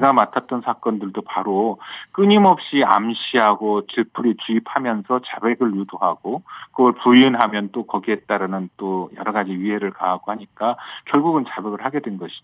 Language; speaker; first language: Korean; native; Korean